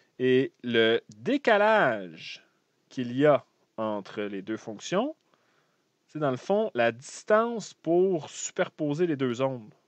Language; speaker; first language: French; native; French